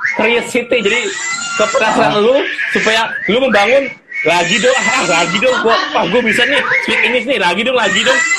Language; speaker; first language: Indonesian; non-native, local second language; Sundanese